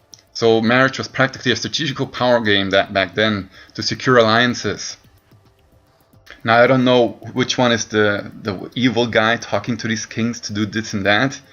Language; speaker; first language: English; non-native, fluent; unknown